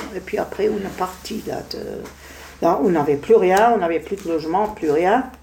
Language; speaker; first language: French; non-native, fluent; German